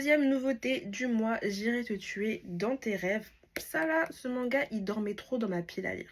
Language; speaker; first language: French; native; French